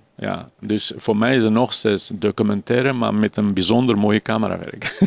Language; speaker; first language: Dutch; non-native, fluent; Arabic